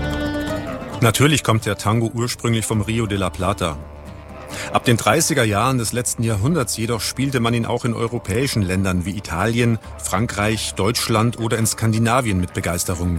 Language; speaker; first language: German; native; German